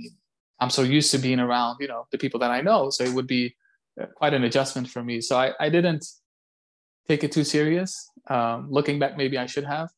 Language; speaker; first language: English; non-native, fluent; Turkish